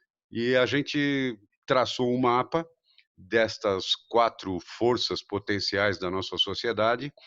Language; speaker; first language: Portuguese; native; Portuguese